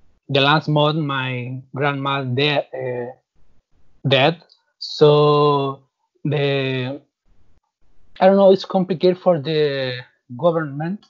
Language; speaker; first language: English; non-native, learner; Spanish